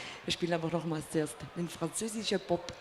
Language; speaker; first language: German; native; German